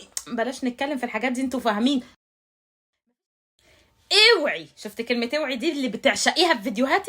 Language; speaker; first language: Arabic; native; Arabic